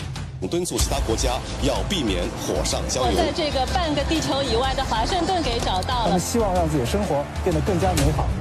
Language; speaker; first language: Chinese; native; Chinese